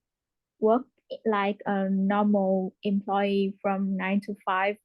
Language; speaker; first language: English; non-native, learner; Vietnamese